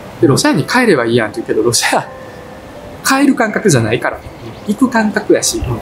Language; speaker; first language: Japanese; early bilingual, other home language; Russian